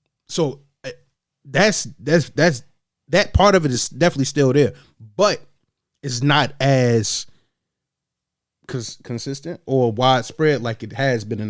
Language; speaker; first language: English; native; English